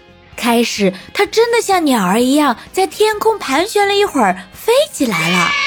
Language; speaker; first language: Chinese; native; Chinese